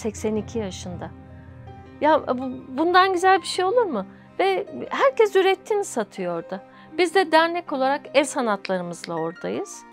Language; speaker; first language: Turkish; native; Turkish